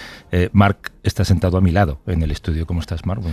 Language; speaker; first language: Spanish; native; Spanish